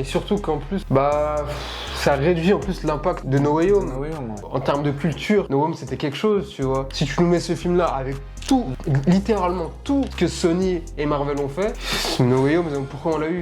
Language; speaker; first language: French; native; French